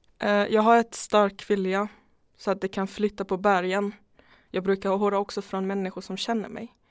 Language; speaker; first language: Swedish; non-native, fluent; Persian